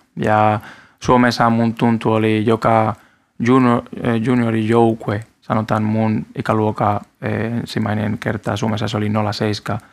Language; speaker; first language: Finnish; non-native, learner; Spanish